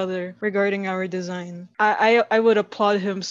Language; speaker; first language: English; non-native, local second language; Filipino